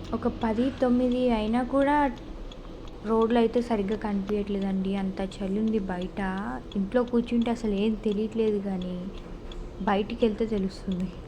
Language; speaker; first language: Telugu; native; Telugu